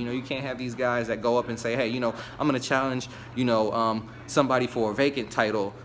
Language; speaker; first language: English; native; English